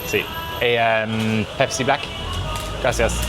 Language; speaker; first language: Spanish; non-native, learner; English